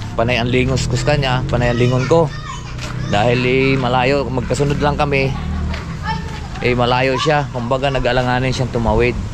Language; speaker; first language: Filipino; native; Filipino